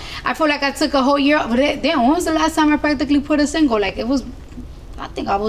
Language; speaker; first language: English; native; English